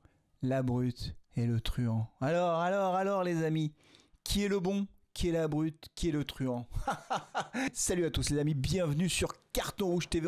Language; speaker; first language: French; native; French